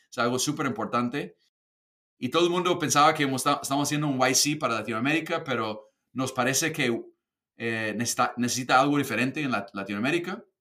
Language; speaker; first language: Spanish; non-native, fluent; English